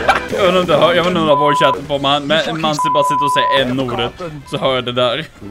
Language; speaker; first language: Swedish; native; Swedish